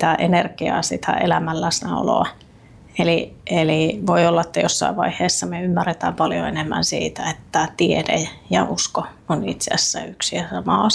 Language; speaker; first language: Finnish; native; Finnish